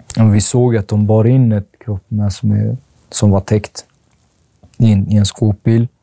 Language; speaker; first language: Swedish; early bilingual, other home language; Arabic